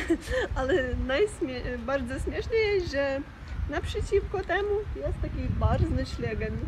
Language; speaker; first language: Polish; non-native, learner; Russian